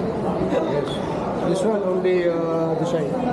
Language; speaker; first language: English; non-native, local second language; Filipino